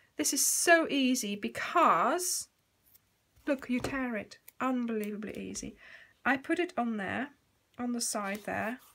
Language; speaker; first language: English; native; English